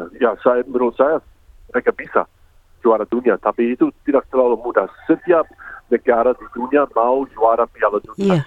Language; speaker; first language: Indonesian; early bilingual, heritage; English